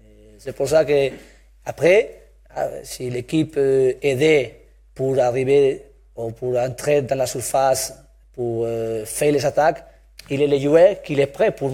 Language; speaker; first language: French; non-native, learner; Spanish